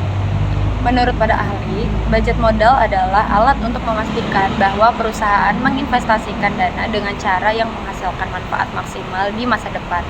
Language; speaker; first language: Indonesian; native; Indonesian